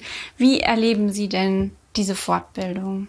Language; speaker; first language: German; native; German